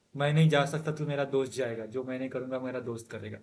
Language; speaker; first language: Hindi; non-native, local second language; Marathi